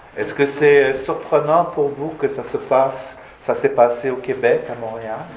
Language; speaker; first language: French; native; French